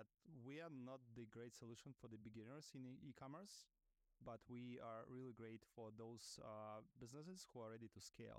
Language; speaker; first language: English; non-native, fluent; Russian